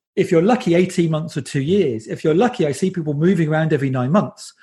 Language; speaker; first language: English; native; English